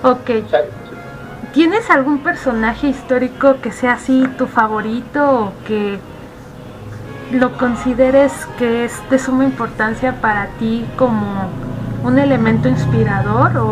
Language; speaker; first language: Spanish; native; Spanish